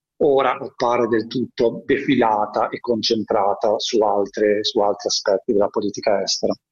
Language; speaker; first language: Italian; native; Italian